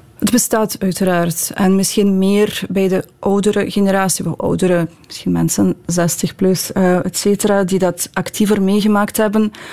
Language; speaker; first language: Dutch; non-native, fluent; Ukrainian